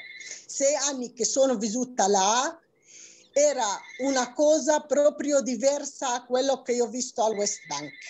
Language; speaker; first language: Italian; non-native, fluent; Arabic